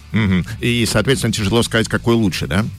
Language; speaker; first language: Russian; native; Russian